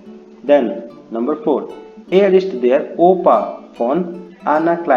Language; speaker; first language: German; non-native, fluent; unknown